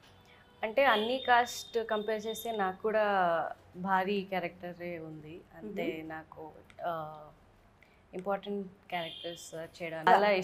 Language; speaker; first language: Telugu; non-native, learner; Kannada